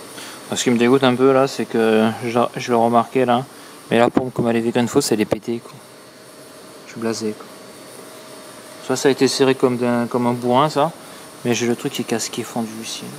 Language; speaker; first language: French; native; French